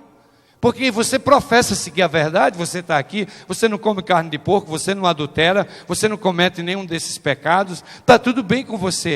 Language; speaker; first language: Portuguese; native; Portuguese